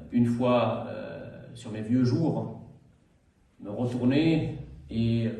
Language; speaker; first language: French; early bilingual, other home language; Arabic